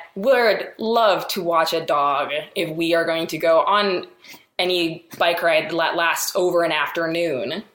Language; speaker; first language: English; native; English